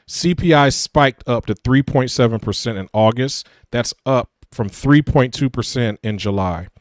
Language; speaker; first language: English; native; English